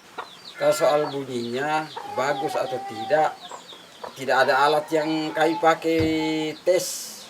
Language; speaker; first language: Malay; non-native, local second language; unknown